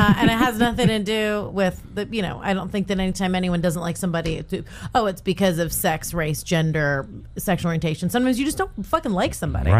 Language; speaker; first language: English; native; English